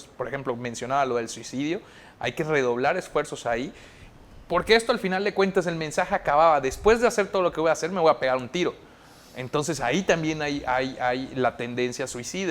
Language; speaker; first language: Spanish; native; Spanish